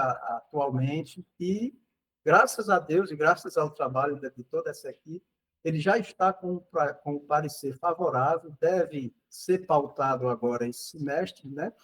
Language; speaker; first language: Portuguese; native; Portuguese